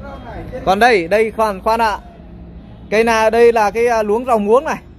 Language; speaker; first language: Vietnamese; native; Vietnamese